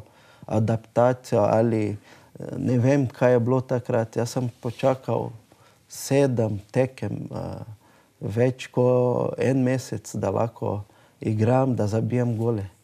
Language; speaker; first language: Slovenian; non-native, learner; Portuguese